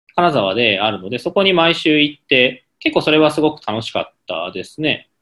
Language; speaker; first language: Japanese; native; Japanese